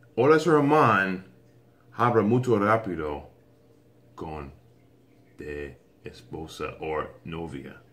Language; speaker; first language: Spanish; non-native, learner; English